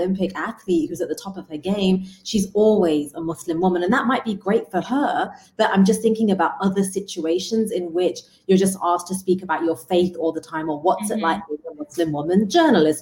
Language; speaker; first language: English; native; English